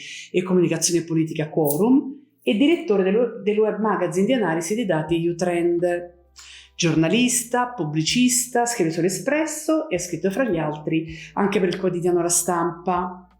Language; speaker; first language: Italian; native; Italian